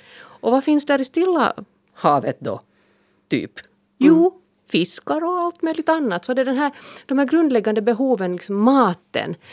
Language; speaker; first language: Swedish; native; Swedish